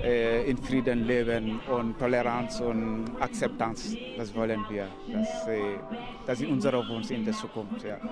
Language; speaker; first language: German; non-native, learner; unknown